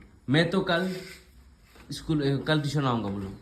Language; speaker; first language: Hindi; native; Hindi